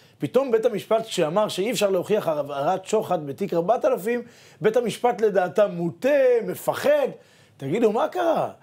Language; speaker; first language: Hebrew; native; Hebrew